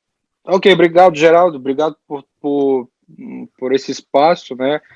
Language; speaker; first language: Portuguese; early bilingual, heritage; Portuguese